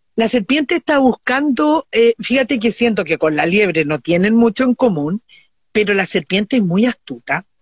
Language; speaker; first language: Spanish; native; Spanish